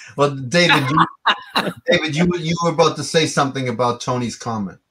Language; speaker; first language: English; native; English